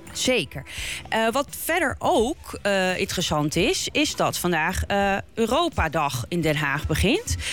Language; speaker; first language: Dutch; native; Dutch